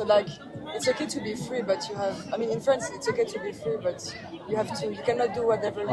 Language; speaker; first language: English; non-native, fluent; French